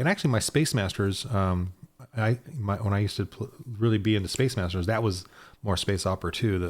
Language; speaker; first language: English; native; English